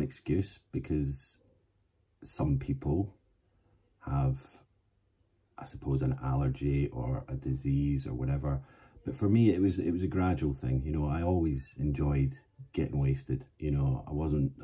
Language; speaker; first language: English; native; English